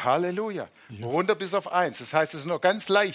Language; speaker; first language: German; native; German